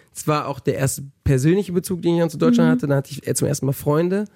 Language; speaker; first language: German; early bilingual, heritage; German